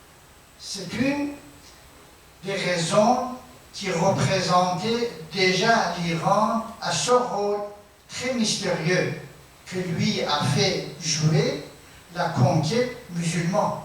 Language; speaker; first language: French; non-native, fluent; Persian